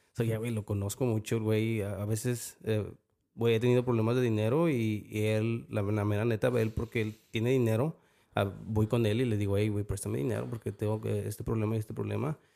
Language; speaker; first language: Spanish; early bilingual, heritage; Spanish